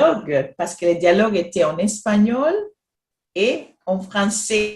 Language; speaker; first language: French; non-native, fluent; Spanish